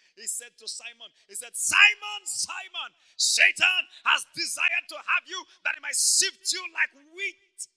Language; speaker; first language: English; non-native, local second language; Yoruba